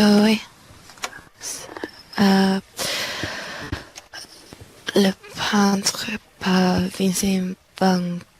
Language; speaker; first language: French; non-native, learner; English